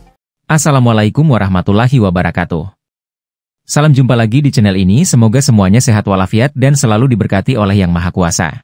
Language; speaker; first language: Indonesian; native; Indonesian